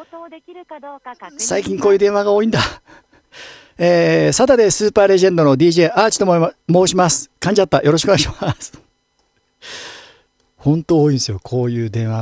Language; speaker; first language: Japanese; native; Japanese